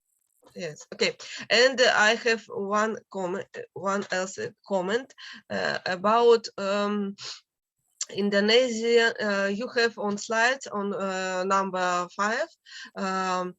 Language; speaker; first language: English; non-native, learner; Russian